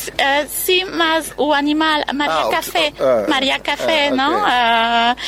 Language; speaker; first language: Portuguese; non-native, fluent; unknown